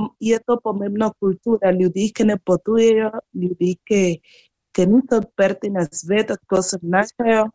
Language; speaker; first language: Slovenian; non-native, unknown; Spanish